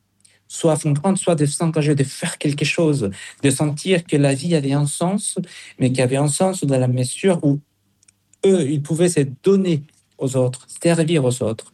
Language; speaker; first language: French; non-native, fluent; Spanish